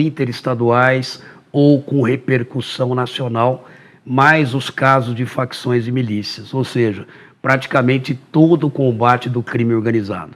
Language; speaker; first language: Portuguese; native; Portuguese